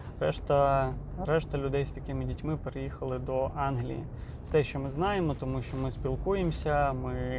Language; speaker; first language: Ukrainian; non-native, local second language; Russian